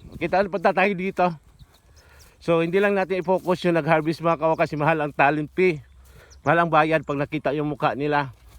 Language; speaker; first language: Filipino; non-native, local second language; Cebuano